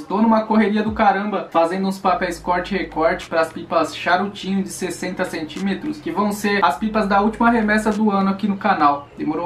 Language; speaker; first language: Portuguese; native; Portuguese